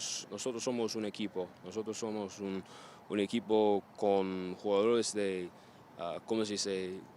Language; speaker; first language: Spanish; non-native, learner; English